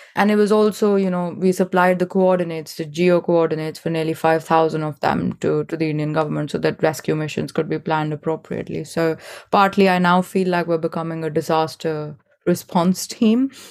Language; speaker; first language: English; non-native, local second language; Hindi